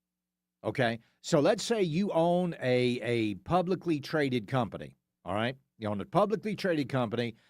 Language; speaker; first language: English; native; English